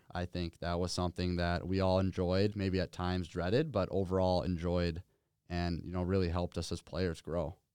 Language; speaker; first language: English; native; English